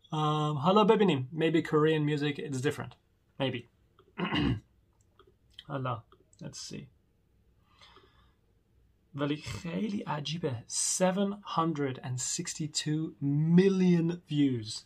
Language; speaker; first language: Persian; non-native, learner; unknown